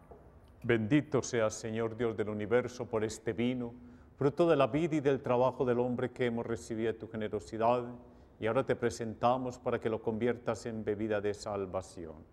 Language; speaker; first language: Spanish; native; Spanish